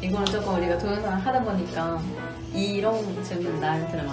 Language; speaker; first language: Korean; non-native, learner; Japanese